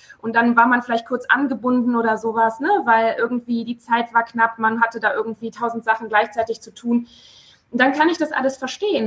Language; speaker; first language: German; native; German